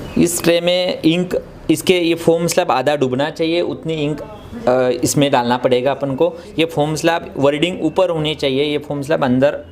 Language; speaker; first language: Hindi; non-native, local second language; Marathi